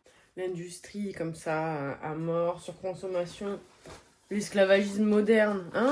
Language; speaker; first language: French; native; French